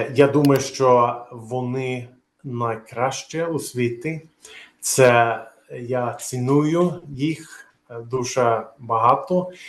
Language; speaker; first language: Ukrainian; non-native, learner; Swedish